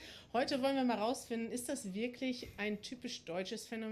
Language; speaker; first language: German; native; German